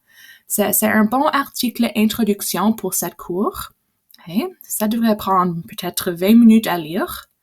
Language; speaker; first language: French; non-native, local second language; English